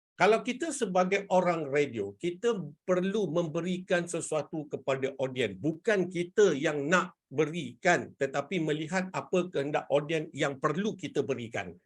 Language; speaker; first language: Malay; native; Malay